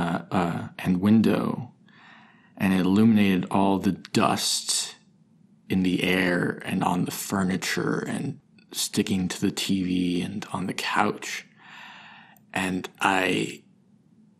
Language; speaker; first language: English; native; English